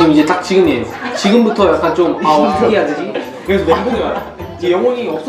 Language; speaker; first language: Korean; native; Korean